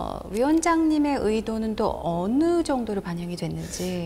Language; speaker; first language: Korean; native; Korean